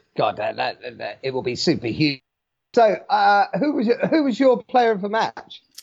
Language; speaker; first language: English; native; English